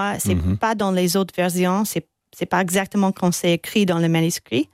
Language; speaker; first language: French; non-native, fluent; English